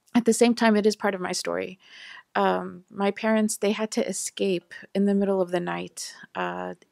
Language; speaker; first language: English; native; English